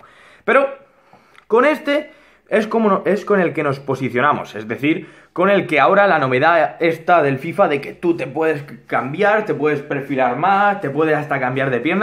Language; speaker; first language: Spanish; native; Spanish